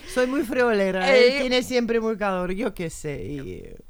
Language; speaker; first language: Spanish; non-native, fluent; Russian